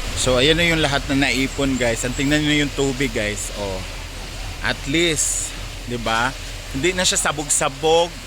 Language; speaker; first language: Filipino; non-native, local second language; Cebuano